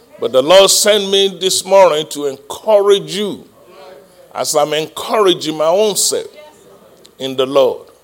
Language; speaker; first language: English; non-native, local second language; Yoruba